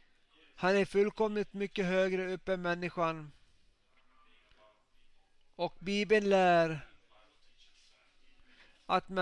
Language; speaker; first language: Swedish; non-native, local second language; Finnish